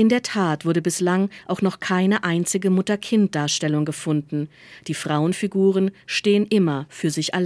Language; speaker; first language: German; native; German